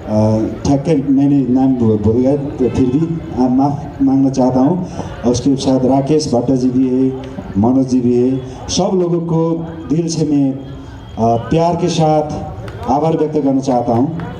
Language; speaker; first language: Hindi; non-native, learner; Nepali